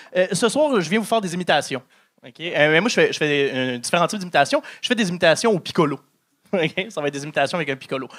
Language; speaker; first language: French; native; French